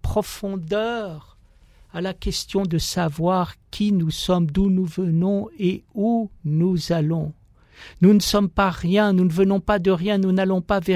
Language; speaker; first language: French; native; French